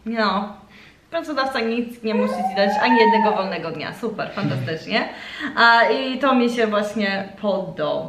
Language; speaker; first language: Polish; early bilingual, heritage; Polish